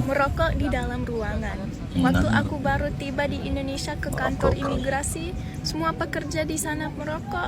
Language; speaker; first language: Indonesian; non-native, fluent; English